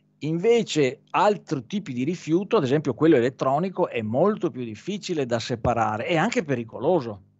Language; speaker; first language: Italian; native; Italian